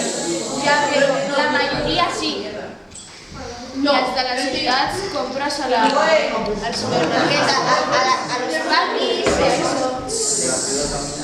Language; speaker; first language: Catalan; non-native, local second language; Spanish